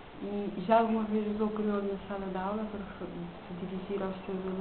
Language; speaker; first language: Portuguese; non-native, local second language; Kabuverdianu